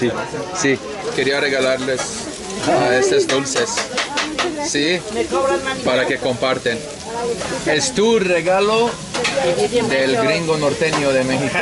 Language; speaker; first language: Spanish; non-native, learner; English